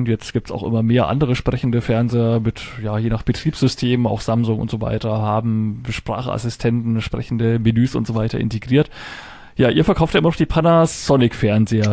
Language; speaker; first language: German; native; German